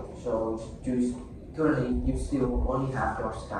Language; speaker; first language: English; non-native, learner; Vietnamese